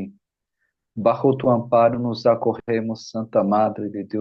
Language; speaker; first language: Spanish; non-native, fluent; Portuguese